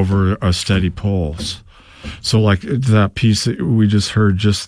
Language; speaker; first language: English; native; English